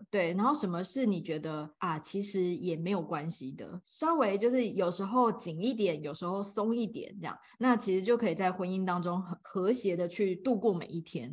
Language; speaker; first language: Chinese; native; Chinese